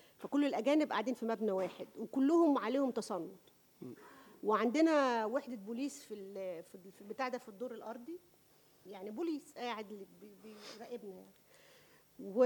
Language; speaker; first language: Arabic; native; Arabic